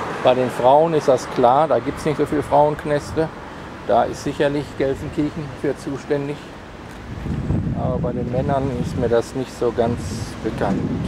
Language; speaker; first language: German; native; German